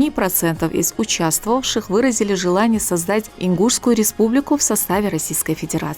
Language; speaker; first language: Russian; native; Russian